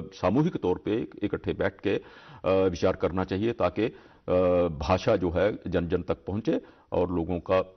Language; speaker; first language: Hindi; non-native, local second language; Dogri